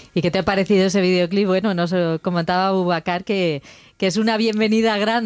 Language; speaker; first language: Spanish; native; Spanish